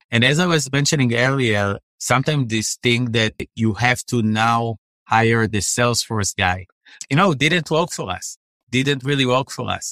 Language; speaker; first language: English; non-native, fluent; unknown